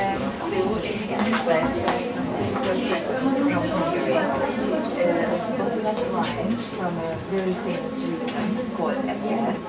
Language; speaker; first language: English; non-native, fluent; Hungarian